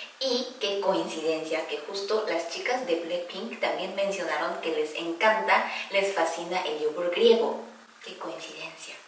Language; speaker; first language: Spanish; non-native, fluent; Korean